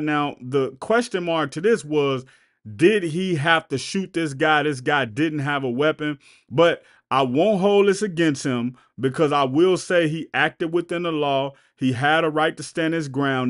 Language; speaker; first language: English; native; English